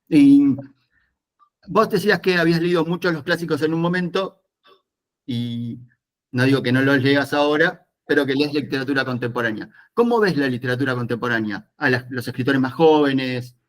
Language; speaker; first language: Spanish; native; Spanish